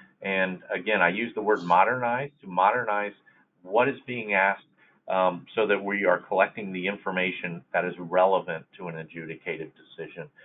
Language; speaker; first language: English; native; English